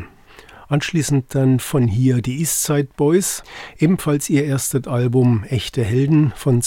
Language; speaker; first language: German; native; German